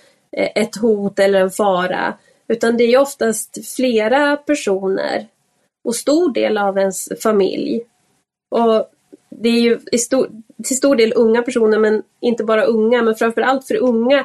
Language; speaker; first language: Swedish; native; Swedish